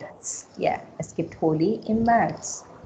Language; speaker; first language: German; non-native, fluent; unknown